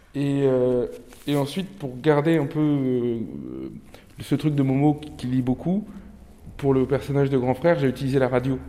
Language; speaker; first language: French; early bilingual, other home language; Turkish